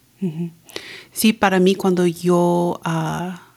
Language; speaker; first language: Spanish; non-native, fluent; English